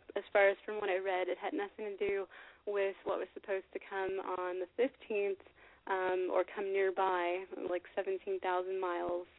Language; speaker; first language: English; native; English